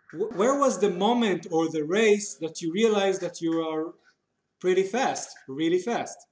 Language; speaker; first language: English; non-native, fluent; Hebrew